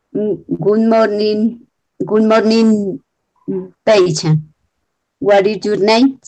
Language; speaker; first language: English; non-native, learner; Spanish